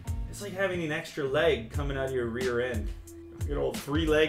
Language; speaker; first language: English; native; English